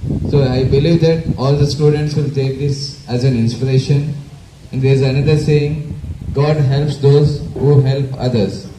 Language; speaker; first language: English; non-native, local second language; Telugu